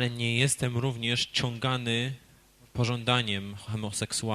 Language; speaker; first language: Polish; native; Polish